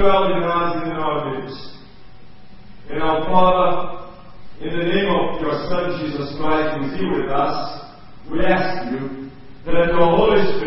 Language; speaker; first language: English; non-native, fluent; Portuguese